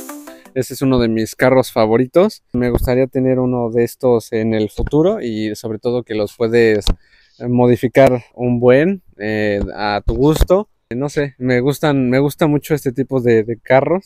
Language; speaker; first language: Spanish; native; Spanish